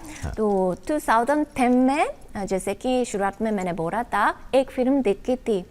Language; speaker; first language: Hindi; non-native, learner; Japanese